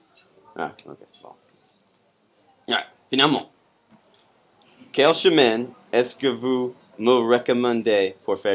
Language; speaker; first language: French; non-native, learner; English